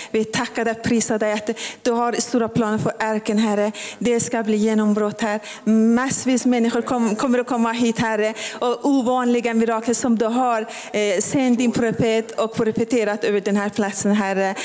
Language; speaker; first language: Swedish; non-native, local second language; Persian